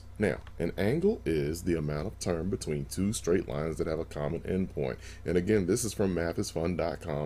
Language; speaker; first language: English; native; English